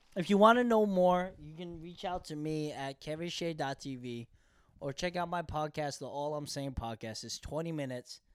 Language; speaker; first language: English; early bilingual, other home language; Korean